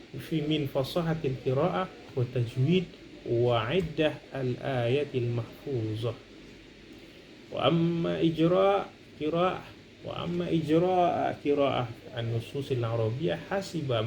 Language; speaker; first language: Arabic; non-native, fluent; Indonesian